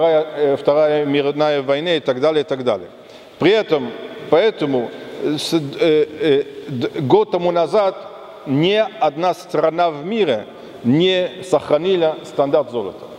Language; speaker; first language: Russian; non-native, fluent; German